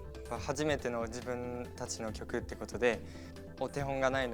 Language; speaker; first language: Japanese; native; Japanese